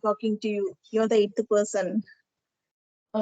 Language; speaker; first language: English; non-native, learner; Telugu